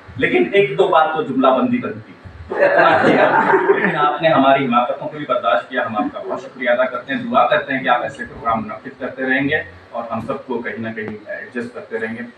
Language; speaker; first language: Urdu; non-native, local second language; Konkani